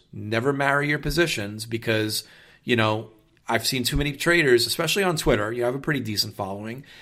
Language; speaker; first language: English; native; English